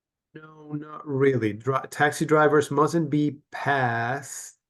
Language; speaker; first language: English; native; English